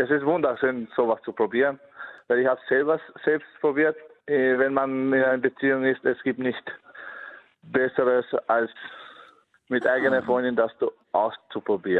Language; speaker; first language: German; non-native, fluent; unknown